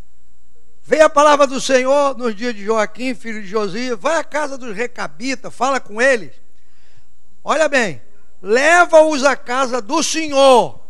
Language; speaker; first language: Portuguese; native; Portuguese